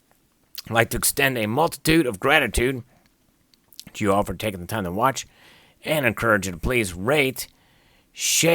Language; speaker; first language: English; native; English